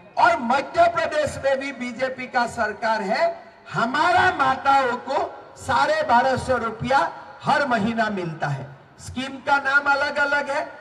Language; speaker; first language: Hindi; non-native, local second language; Assamese